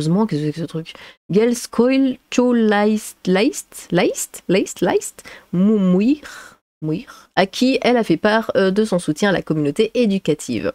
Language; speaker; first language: French; native; French